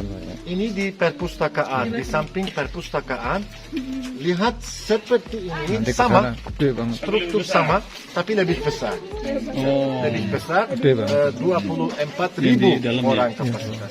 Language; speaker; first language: Indonesian; non-native, fluent; Turkish